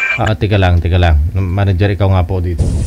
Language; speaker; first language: Filipino; native; Filipino